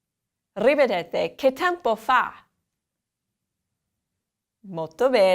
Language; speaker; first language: Italian; non-native, fluent; English